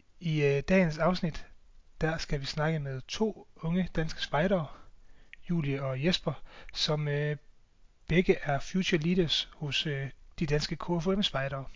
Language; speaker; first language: Danish; native; Danish